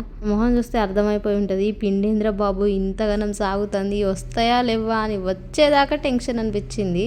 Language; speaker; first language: Telugu; native; Telugu